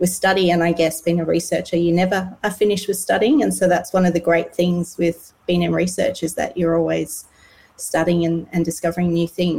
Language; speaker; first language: English; native; English